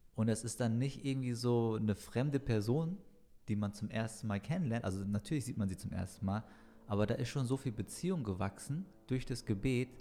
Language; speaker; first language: German; native; German